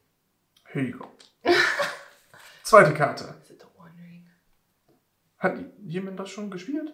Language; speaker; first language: German; non-native, fluent; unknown